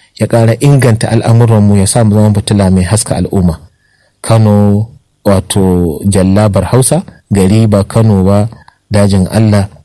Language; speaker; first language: Hausa; native; Hausa